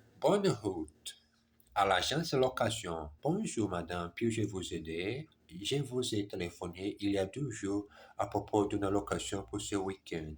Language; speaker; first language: French; non-native, learner; German